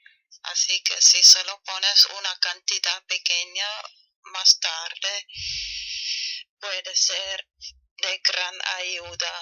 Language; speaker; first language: Spanish; non-native, fluent; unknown